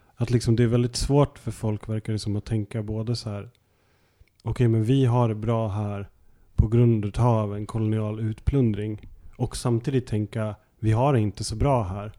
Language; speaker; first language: Swedish; native; Swedish